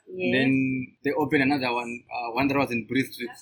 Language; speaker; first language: English; non-native, local second language; Shona